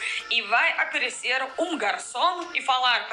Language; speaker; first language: Portuguese; non-native, fluent; Russian